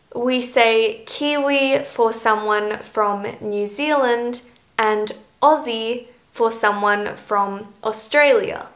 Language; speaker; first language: English; native; English